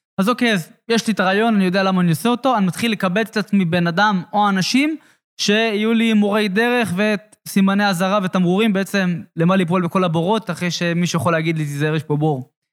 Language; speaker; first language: Hebrew; native; Hebrew